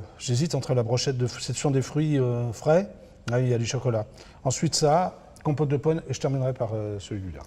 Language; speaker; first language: French; early bilingual, other home language; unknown